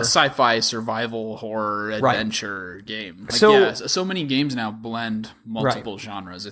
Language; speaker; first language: English; native; English